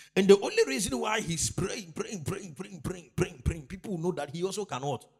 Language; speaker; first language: English; non-native, local second language; Akan